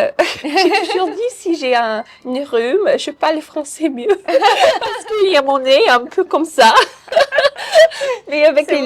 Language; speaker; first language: French; non-native, fluent; English